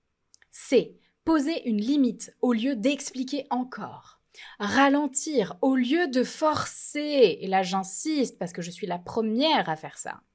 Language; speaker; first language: French; native; French